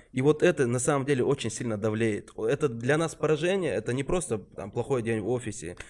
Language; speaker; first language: Russian; non-native, local second language; Chechen